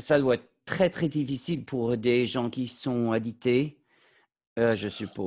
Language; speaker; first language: French; non-native, fluent; English